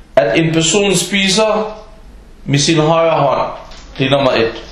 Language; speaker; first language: Danish; non-native, fluent; Arabic